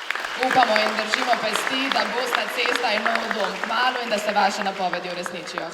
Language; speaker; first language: Slovenian; native; Slovenian